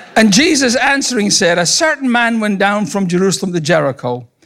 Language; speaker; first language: English; native; English